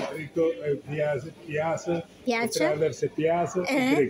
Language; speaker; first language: Italian; non-native, learner; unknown